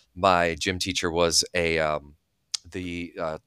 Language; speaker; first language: English; early bilingual, other home language; Bulgarian